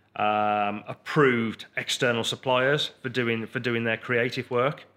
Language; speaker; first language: English; native; English